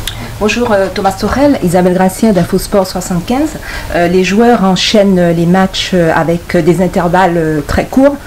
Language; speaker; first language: French; native; French